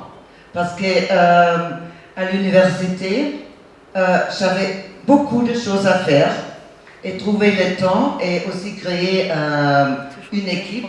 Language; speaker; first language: French; non-native, fluent; German